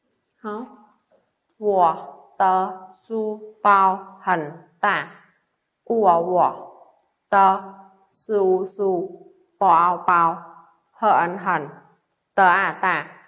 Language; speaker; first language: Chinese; non-native, fluent; Khmer